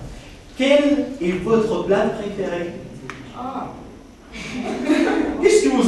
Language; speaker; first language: French; non-native, fluent; Russian